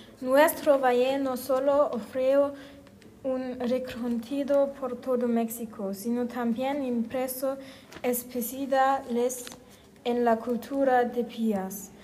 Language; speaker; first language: Spanish; non-native, learner; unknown